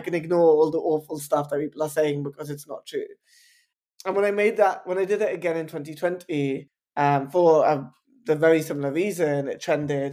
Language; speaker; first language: English; native; English